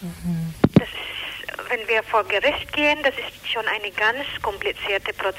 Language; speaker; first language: German; non-native, learner; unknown